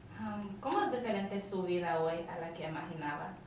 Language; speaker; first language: Spanish; non-native, learner; English